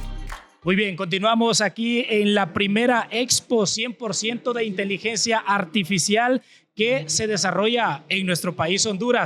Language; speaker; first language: Spanish; native; Spanish